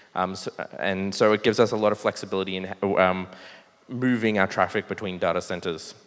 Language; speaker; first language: English; native; English